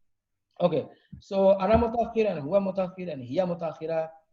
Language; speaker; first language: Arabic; non-native, fluent; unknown